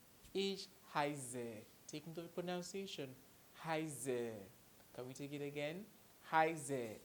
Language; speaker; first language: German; non-native, fluent; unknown